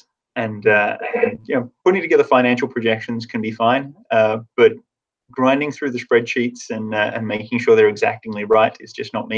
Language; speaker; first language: English; native; English